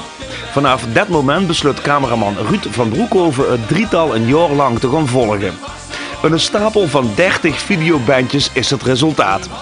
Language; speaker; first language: Dutch; native; Dutch